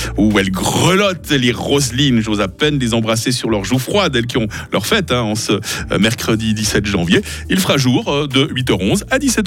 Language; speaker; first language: French; native; French